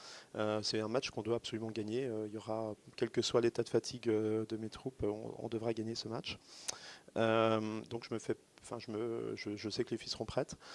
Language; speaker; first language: French; native; French